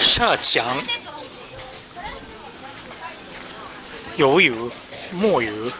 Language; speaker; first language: Chinese; non-native, learner; Japanese